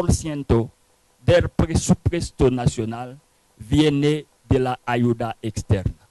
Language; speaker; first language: Spanish; non-native, fluent; Haitian Creole